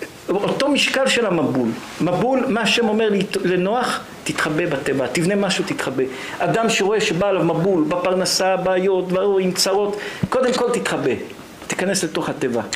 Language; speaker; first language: Hebrew; native; Hebrew